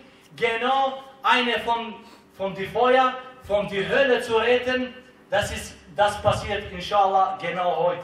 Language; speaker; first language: German; non-native, learner; Albanian